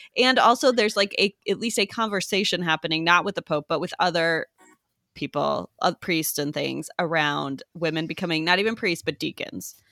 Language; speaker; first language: English; native; English